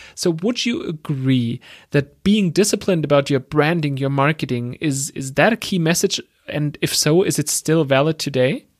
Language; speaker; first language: English; non-native, fluent; German